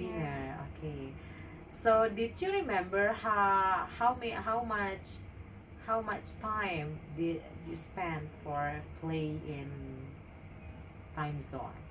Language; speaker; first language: English; non-native, learner; Indonesian